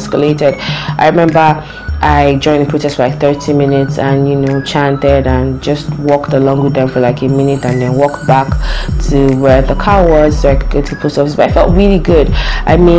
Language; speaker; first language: English; non-native, local second language; Yoruba